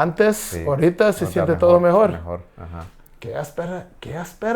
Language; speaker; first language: Spanish; non-native, learner; English